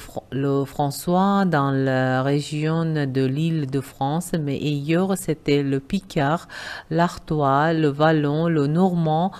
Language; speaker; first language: French; non-native, fluent; Uzbek